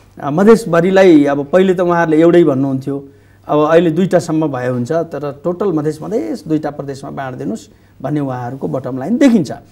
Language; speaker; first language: Nepali; non-native, local second language; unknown